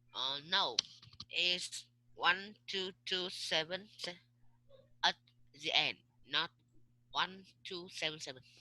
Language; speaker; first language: English; non-native, learner; Vietnamese